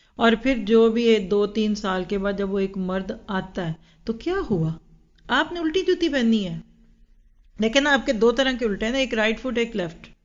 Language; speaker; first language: Urdu; native; Urdu